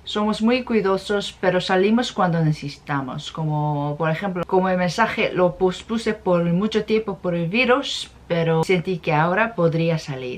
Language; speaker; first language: Spanish; non-native, fluent; Korean